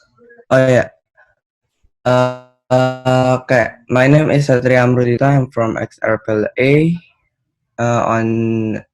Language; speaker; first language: English; non-native, learner; Indonesian